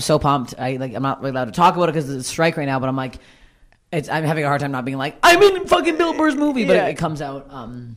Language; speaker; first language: English; native; English